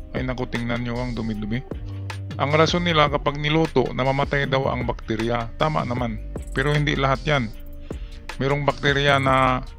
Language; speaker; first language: Filipino; non-native, local second language; Cebuano